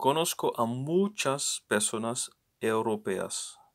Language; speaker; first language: Spanish; non-native, learner; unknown